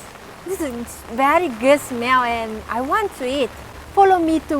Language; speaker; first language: English; non-native, learner; Vietnamese